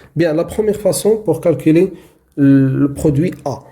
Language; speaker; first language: French; non-native, local second language; Arabic